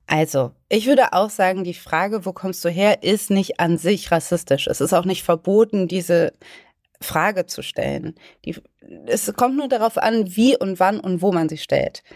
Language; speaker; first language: German; native; German